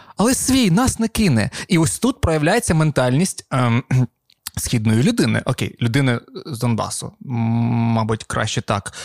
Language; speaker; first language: Ukrainian; non-native, local second language; Russian